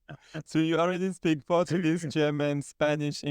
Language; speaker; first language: English; non-native, fluent; French